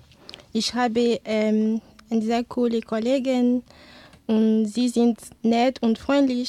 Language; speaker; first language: German; non-native, learner; Ewe